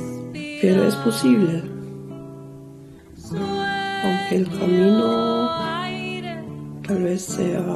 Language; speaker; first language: Spanish; early bilingual, other home language; German